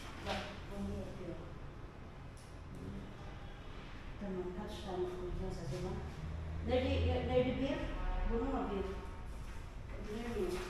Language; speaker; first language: Turkish; non-native, learner; Filipino